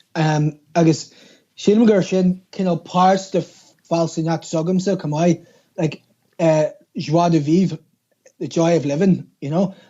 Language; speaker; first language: Irish; non-native, local second language; English